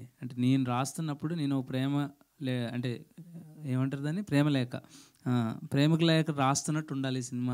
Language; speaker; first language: Telugu; native; Telugu